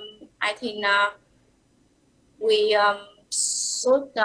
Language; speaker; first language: English; non-native, learner; Vietnamese